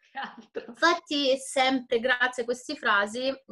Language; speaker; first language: Italian; non-native, fluent; Ukrainian